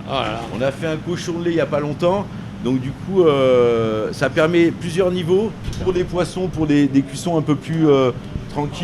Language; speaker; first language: French; native; French